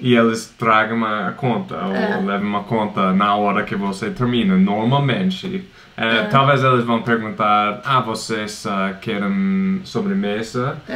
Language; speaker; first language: Portuguese; non-native, fluent; English